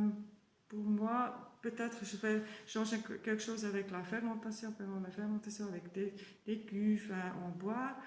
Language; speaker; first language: French; non-native, learner; German